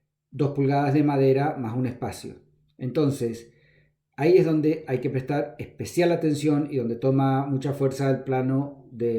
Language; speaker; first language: Spanish; native; Spanish